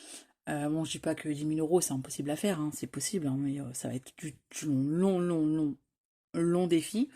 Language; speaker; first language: French; native; French